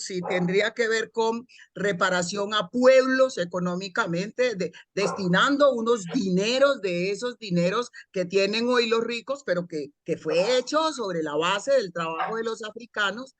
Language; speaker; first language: Spanish; native; Spanish